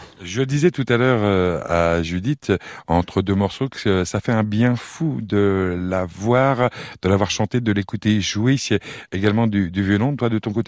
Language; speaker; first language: French; native; French